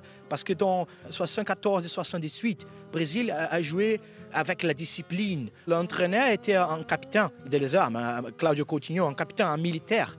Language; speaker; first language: French; non-native, fluent; Portuguese